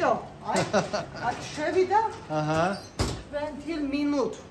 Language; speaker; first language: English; non-native, learner; Georgian